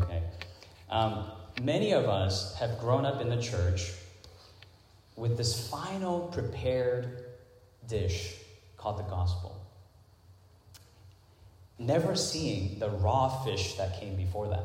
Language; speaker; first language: English; non-native, local second language; Cantonese